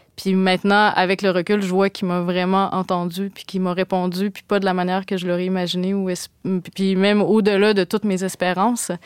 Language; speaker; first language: French; native; French